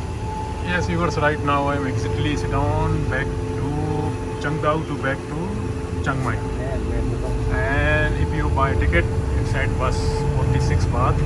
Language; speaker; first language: English; non-native, learner; Urdu